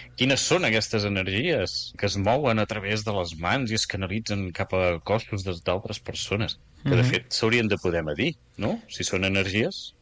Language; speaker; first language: Catalan; native; Catalan